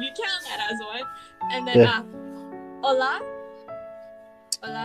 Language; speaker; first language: English; non-native, local second language; Cantonese